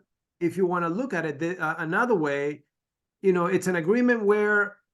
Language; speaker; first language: English; native; English